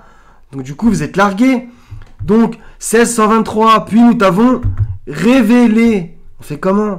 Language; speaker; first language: French; native; French